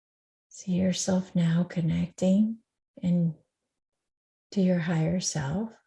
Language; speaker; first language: English; native; English